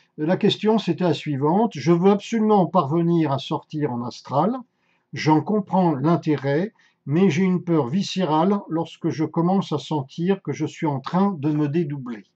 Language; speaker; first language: French; native; French